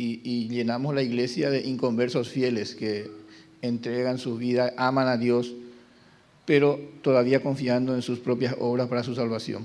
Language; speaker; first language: Spanish; native; Spanish